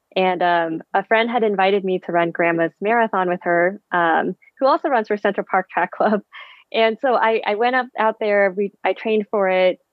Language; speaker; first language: English; early bilingual, other home language; Vietnamese